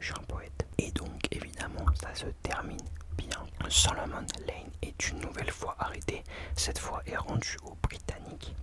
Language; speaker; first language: French; native; French